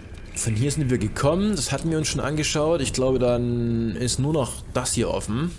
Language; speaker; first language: German; native; German